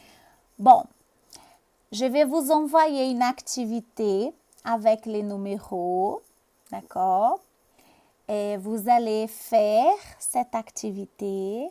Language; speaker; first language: French; non-native, fluent; Portuguese